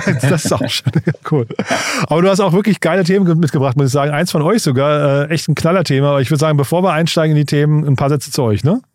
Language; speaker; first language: German; native; German